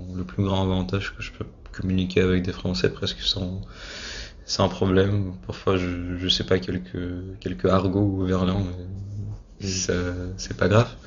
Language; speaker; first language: French; non-native, fluent; Russian